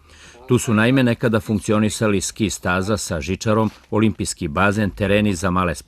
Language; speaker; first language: Serbian; native; Serbian